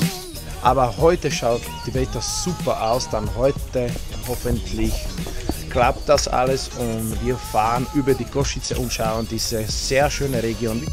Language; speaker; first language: German; non-native, learner; Slovak